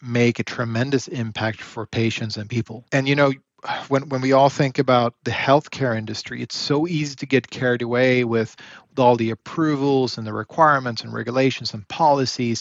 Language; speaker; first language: English; native; English